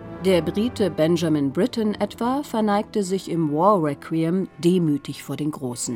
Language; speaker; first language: German; native; German